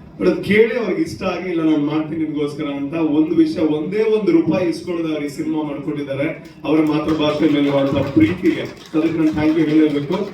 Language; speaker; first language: Kannada; non-native, local second language; Tulu